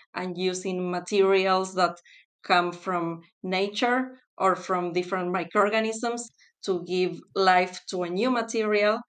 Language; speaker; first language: English; non-native, fluent; Spanish